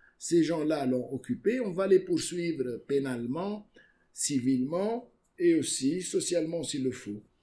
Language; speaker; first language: French; non-native, local second language; Arabic